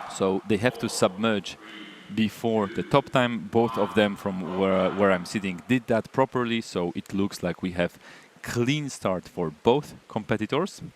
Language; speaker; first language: English; non-native, fluent; Polish